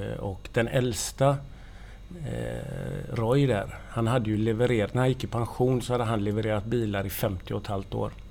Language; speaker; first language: Swedish; native; Swedish